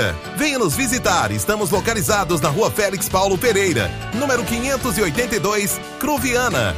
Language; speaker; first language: Portuguese; native; Portuguese